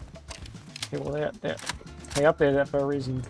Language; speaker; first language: English; native; English